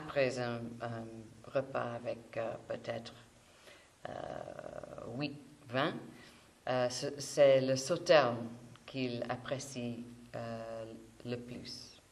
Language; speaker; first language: French; non-native, fluent; English